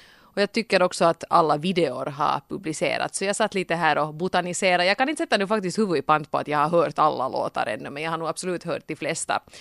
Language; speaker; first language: Swedish; native; Swedish